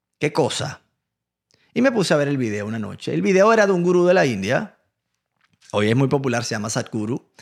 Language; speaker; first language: Spanish; native; Spanish